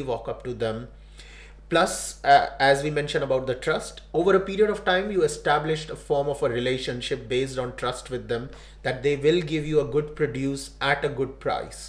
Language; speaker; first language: English; non-native, local second language; Gujarati